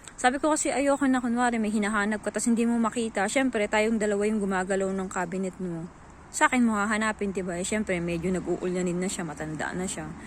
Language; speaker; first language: Filipino; native; Filipino